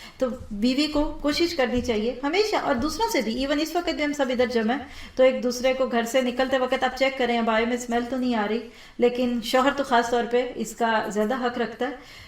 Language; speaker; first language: Urdu; native; Urdu